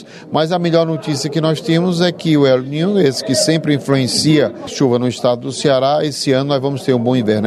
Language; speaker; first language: Portuguese; native; Portuguese